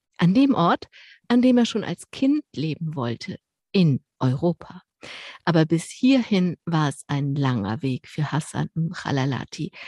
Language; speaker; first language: German; native; German